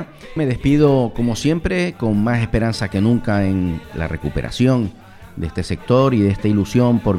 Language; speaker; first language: Spanish; native; Spanish